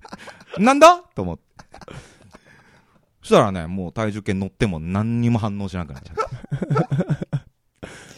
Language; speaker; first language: Japanese; native; Japanese